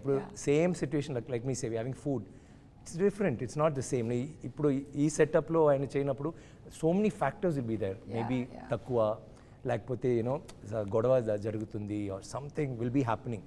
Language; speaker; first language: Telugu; non-native, learner; Tamil